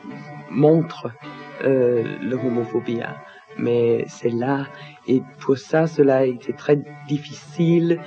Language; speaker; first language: French; non-native, learner; Danish